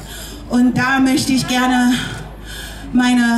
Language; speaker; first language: German; non-native, fluent; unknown